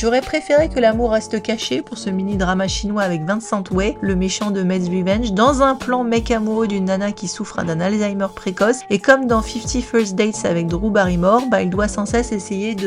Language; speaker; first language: French; native; French